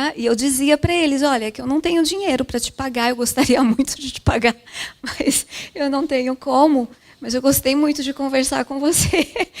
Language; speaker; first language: Portuguese; early bilingual, other home language; Japanese